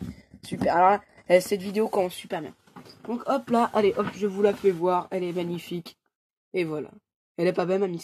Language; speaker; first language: French; native; French